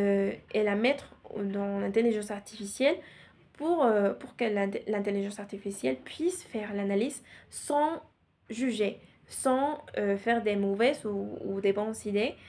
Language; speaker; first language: French; non-native, learner; Spanish